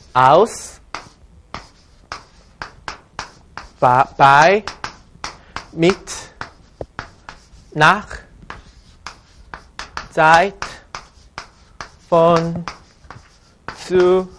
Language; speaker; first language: German; non-native, fluent; Korean